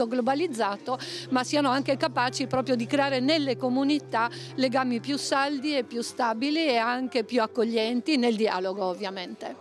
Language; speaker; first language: Italian; native; Italian